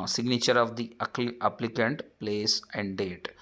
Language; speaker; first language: English; non-native, local second language; Kannada